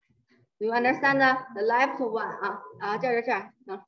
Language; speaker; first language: English; non-native, fluent; Chinese